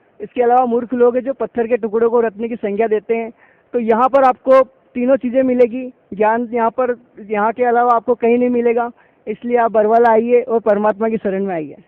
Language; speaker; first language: Hindi; native; Hindi